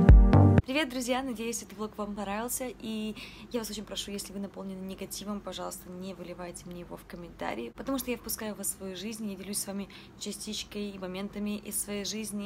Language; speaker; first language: Russian; native; Russian